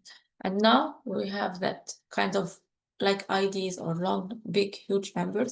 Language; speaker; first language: English; non-native, fluent; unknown